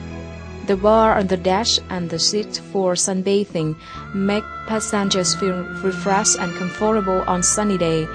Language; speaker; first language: English; non-native, local second language; Vietnamese